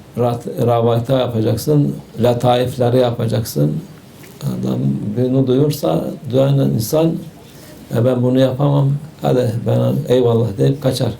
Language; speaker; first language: Turkish; native; Turkish